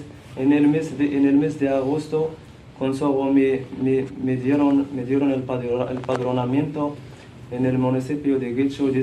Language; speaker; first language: Spanish; non-native, learner; Central Atlas Tamazight